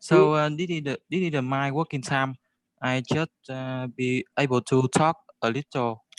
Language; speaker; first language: English; non-native, learner; Vietnamese